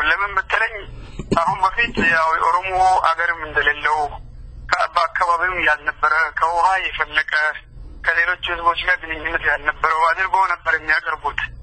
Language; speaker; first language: Amharic; non-native, local second language; Oromo